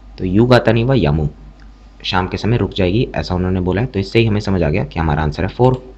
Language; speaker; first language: Hindi; native; Hindi